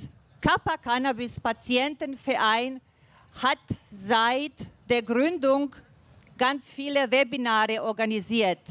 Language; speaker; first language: German; non-native, fluent; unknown